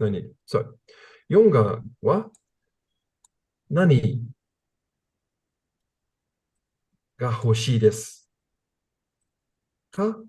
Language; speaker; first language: Japanese; non-native, learner; English